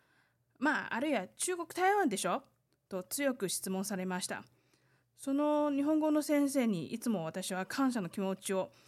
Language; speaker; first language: Japanese; non-native, fluent; Chinese